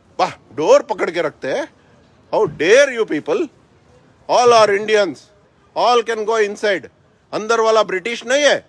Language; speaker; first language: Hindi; non-native, local second language; Kannada